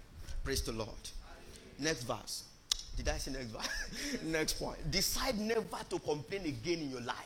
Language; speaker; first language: English; non-native, local second language; Yoruba